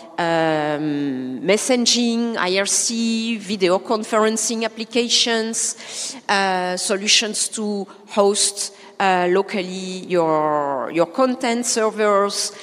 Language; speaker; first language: English; non-native, fluent; French